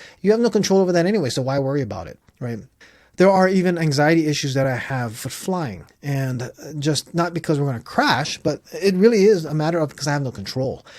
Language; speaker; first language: English; native; English